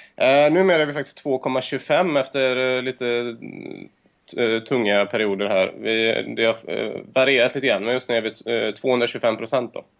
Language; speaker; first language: Swedish; native; Swedish